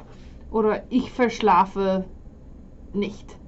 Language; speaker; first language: German; non-native, fluent; English